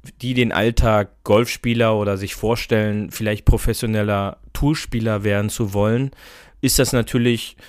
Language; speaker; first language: German; native; German